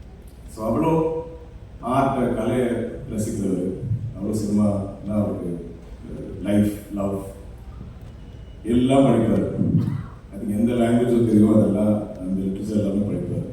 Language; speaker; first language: Tamil; non-native, fluent; Malayalam